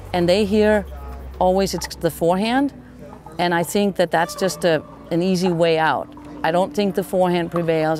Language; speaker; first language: English; non-native, fluent; Danish